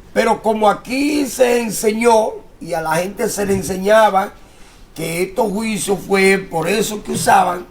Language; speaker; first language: Spanish; native; Spanish